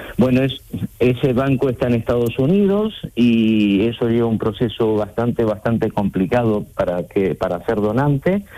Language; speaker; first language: Spanish; native; Spanish